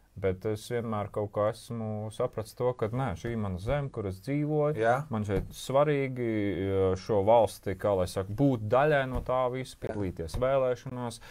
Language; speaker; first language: Latvian; native; Latvian